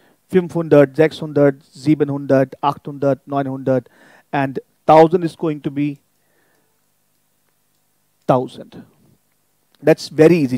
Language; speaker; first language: English; non-native, local second language; Hindi